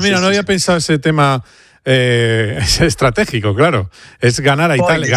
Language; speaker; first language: Spanish; native; Spanish